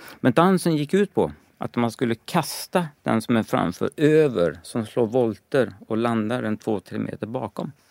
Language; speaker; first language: Swedish; native; Swedish